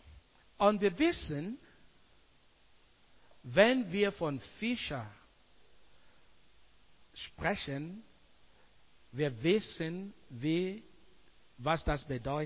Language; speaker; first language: German; non-native, learner; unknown